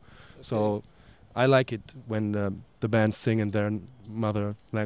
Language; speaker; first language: English; non-native, fluent; German